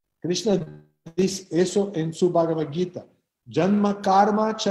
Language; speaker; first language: Spanish; non-native, fluent; Portuguese